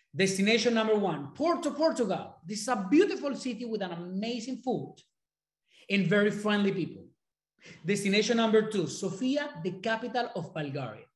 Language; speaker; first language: English; non-native, fluent; Spanish